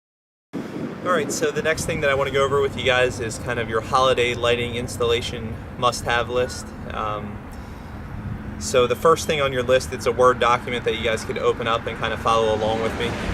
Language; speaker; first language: English; native; English